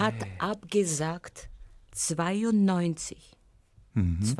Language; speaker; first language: German; non-native, fluent; Bulgarian